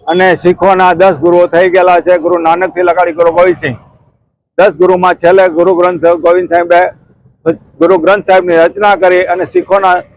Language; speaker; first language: Gujarati; native; Gujarati